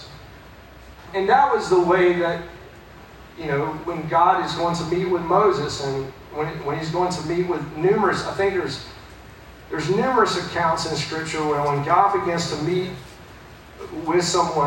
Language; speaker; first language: English; native; English